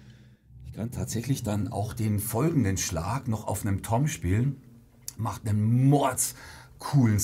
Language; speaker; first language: German; native; German